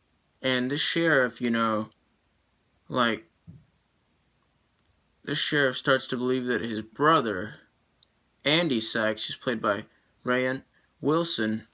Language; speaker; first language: English; native; English